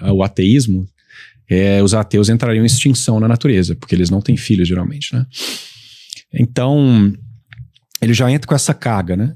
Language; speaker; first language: Portuguese; native; Portuguese